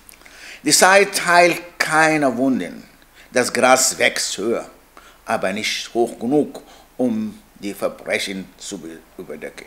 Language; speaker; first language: German; non-native, learner; Arabic